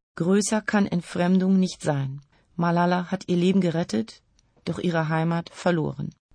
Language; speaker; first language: German; native; German